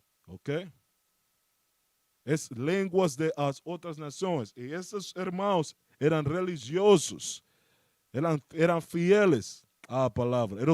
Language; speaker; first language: Portuguese; non-native, fluent; Spanish